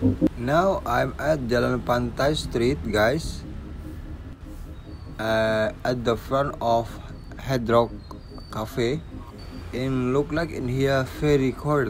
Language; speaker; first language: English; non-native, learner; Indonesian